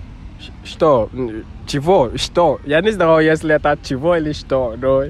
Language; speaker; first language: Russian; non-native, learner; English